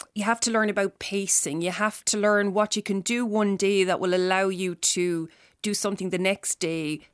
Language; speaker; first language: English; native; English